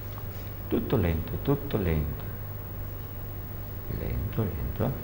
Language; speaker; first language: Italian; non-native, learner; Russian